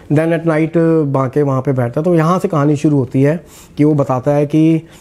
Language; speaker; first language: Hindi; native; Hindi